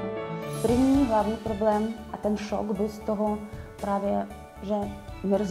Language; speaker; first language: Czech; non-native, fluent; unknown